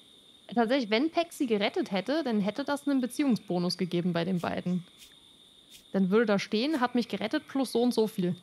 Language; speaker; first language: German; native; German